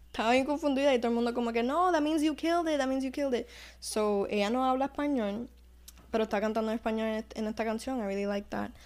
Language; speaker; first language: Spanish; early bilingual, heritage; Spanish